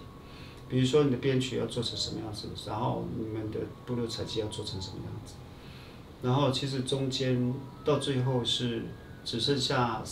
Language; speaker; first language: Chinese; native; Chinese